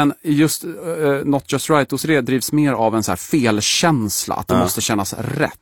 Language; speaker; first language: Swedish; native; Swedish